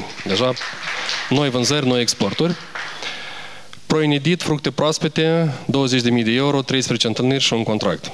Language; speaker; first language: Romanian; native; Romanian